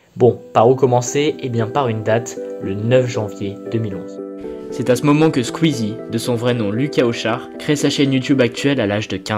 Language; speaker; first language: French; native; French